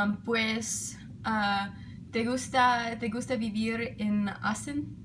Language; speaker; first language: Spanish; non-native, learner; English